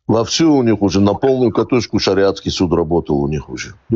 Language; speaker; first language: Russian; native; Russian